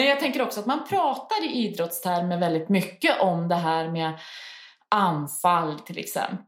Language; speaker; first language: Swedish; native; Swedish